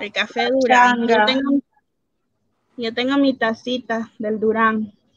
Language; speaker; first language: Spanish; early bilingual, heritage; Spanish